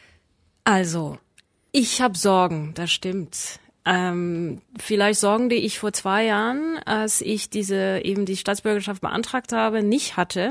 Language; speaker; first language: German; non-native, fluent; French